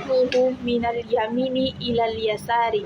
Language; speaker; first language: Arabic; non-native, learner; Indonesian